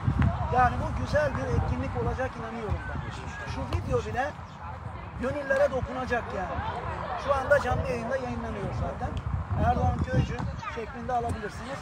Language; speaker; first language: Turkish; native; Turkish